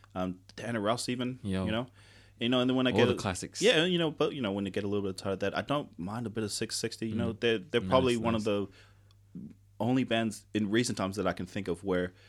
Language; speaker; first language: English; non-native, fluent; Tongan